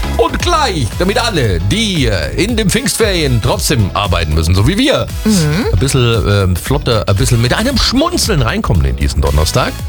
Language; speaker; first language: German; native; German